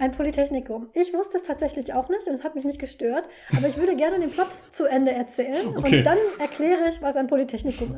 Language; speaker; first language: German; native; German